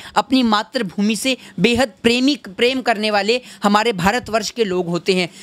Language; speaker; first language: Hindi; native; Hindi